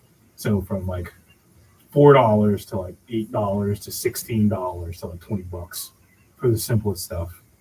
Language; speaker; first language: English; native; English